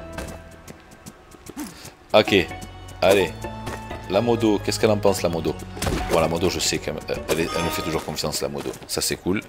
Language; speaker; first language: French; native; French